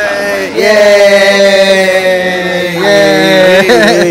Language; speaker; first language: Japanese; native; Japanese